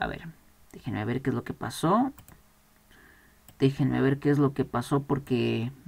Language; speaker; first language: Spanish; native; Spanish